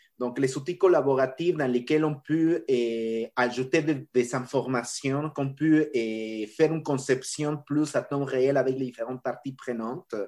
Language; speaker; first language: French; non-native, fluent; Spanish